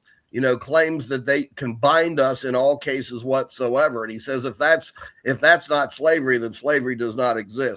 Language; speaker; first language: English; native; English